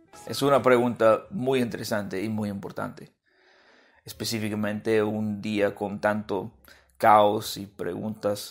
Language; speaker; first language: Spanish; non-native, fluent; English